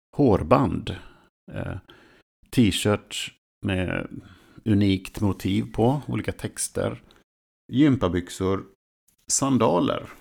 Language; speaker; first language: Swedish; native; Swedish